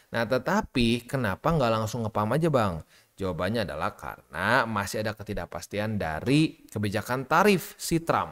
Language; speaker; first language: Indonesian; native; Indonesian